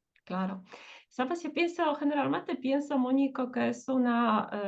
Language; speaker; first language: Spanish; non-native, fluent; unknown